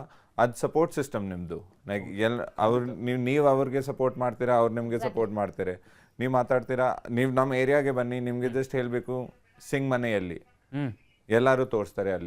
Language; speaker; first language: Kannada; non-native, local second language; Punjabi